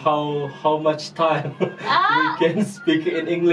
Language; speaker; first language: English; non-native, learner; Indonesian